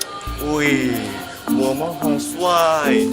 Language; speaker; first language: Chinese; non-native, learner; Indonesian